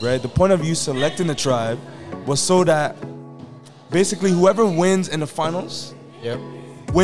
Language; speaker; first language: English; native; English